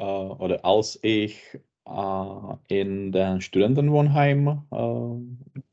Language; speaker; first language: German; non-native, learner; Czech